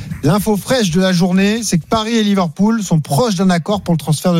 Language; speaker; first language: French; native; French